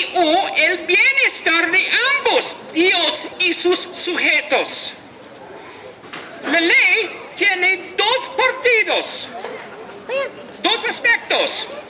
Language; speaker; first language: Spanish; non-native, learner; English